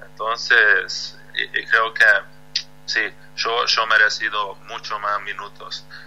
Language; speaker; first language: Spanish; non-native, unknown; Hungarian